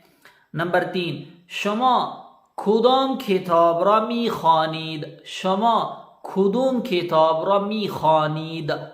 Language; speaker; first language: Persian; non-native, fluent; Urdu